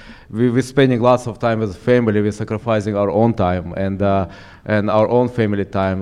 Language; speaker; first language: English; non-native, fluent; Ukrainian